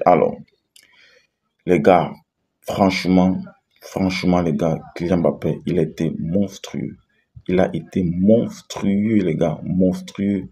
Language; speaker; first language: French; native; French